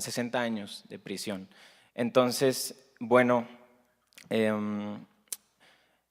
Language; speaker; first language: Spanish; native; Spanish